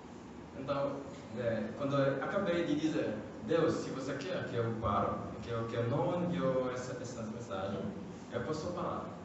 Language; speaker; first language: Portuguese; non-native, fluent; French